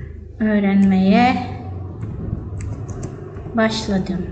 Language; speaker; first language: Turkish; non-native, fluent; Indonesian